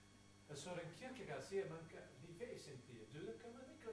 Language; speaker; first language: Danish; non-native, fluent; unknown